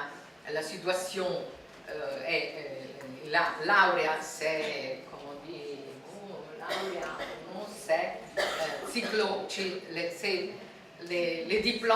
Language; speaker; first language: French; non-native, fluent; Italian